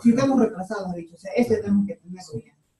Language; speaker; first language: Spanish; native; Spanish